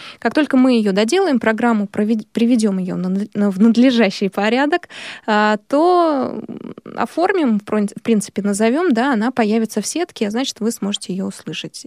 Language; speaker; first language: Russian; native; Russian